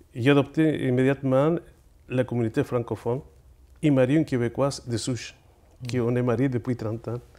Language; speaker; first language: French; non-native, fluent; Spanish